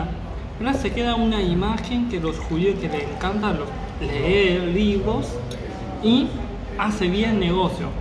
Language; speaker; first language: Spanish; non-native, learner; Chinese